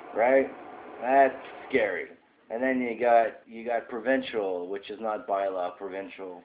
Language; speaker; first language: English; non-native, fluent; French